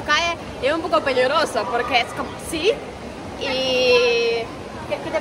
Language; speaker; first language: Spanish; non-native, fluent; Ukrainian